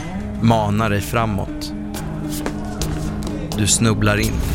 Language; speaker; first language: Swedish; native; Swedish